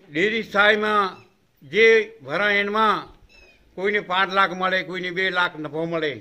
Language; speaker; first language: Hindi; non-native, local second language; Gujarati